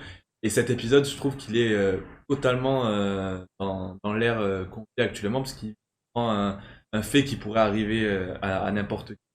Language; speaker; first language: French; native; French